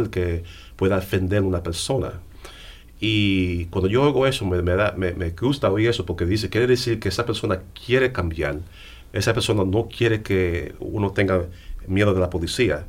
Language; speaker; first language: Spanish; early bilingual, heritage; English